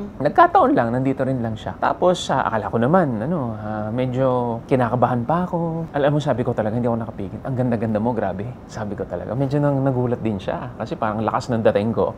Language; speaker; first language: Filipino; native; Filipino